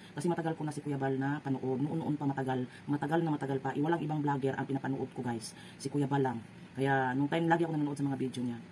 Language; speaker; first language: Filipino; non-native, local second language; Cebuano